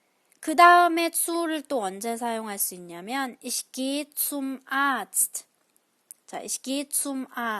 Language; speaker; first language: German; non-native, fluent; Korean